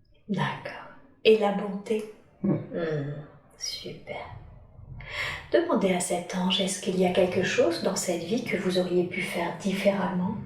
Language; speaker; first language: French; native; French